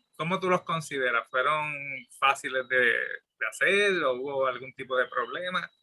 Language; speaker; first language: Spanish; native; Spanish